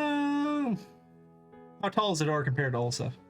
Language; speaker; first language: English; native; English